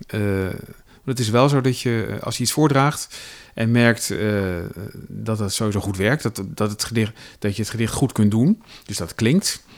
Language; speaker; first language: Dutch; native; Dutch